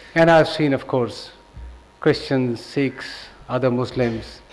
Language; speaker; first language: English; non-native, local second language; Punjabi